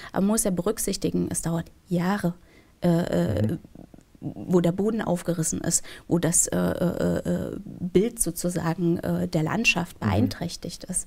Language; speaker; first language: German; native; German